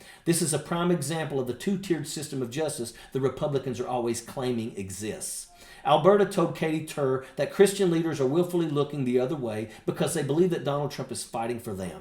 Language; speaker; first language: English; native; English